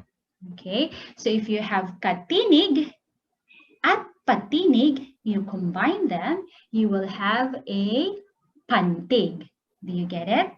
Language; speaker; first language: English; non-native, local second language; Filipino